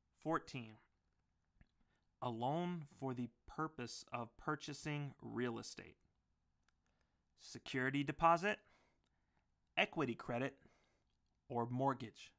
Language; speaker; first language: English; native; English